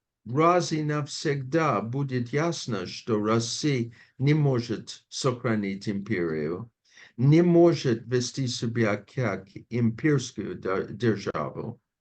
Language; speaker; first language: Russian; non-native, fluent; English